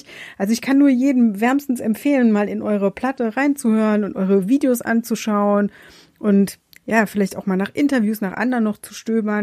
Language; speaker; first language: German; native; German